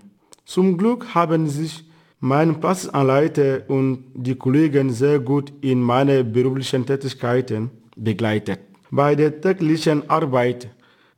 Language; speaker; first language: German; non-native, fluent; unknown